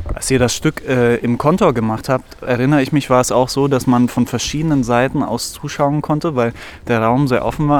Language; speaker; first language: German; native; German